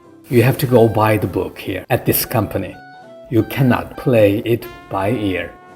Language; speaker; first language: English; non-native, fluent; Korean